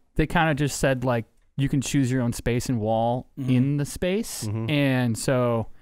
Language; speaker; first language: English; native; English